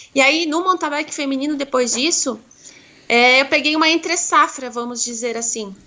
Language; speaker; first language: Portuguese; native; Portuguese